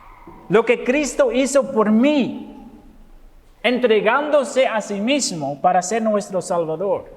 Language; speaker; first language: Spanish; non-native, fluent; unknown